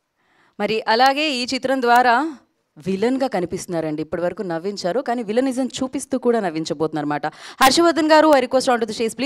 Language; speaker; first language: Telugu; native; Telugu